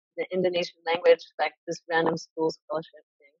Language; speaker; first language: English; native; English